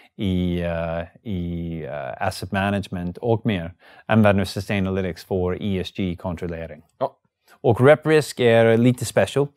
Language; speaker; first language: Swedish; non-native, learner; English